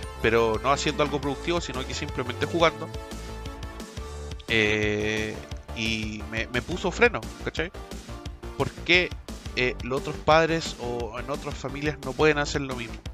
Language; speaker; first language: Spanish; native; Spanish